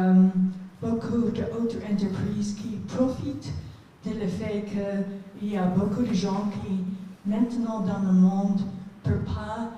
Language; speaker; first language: French; non-native, fluent; English